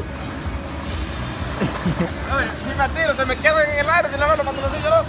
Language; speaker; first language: Spanish; native; Spanish